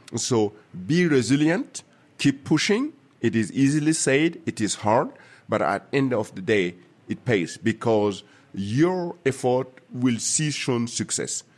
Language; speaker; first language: English; non-native, fluent; Mossi